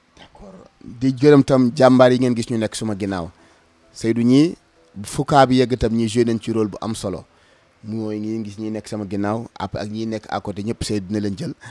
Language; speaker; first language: Wolof; native; Wolof